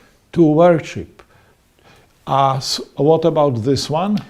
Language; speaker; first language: English; non-native, fluent; Polish